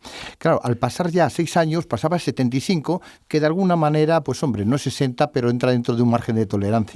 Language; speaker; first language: Spanish; native; Spanish